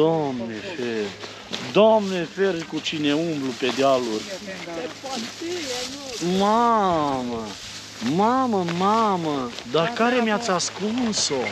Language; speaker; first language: Romanian; native; Romanian